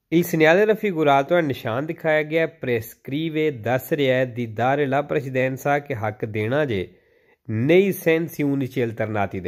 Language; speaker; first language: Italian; non-native, learner; Punjabi